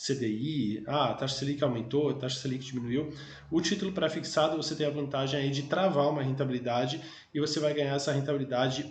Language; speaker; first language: Portuguese; native; Portuguese